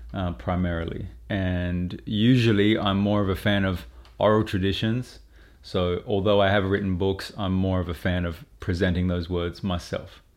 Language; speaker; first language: English; native; English